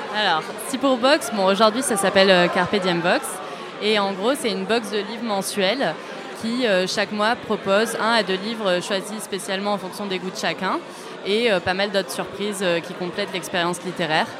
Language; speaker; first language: French; native; French